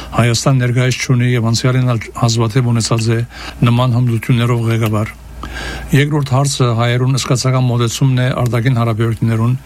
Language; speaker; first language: Armenian; early bilingual, heritage; Armenian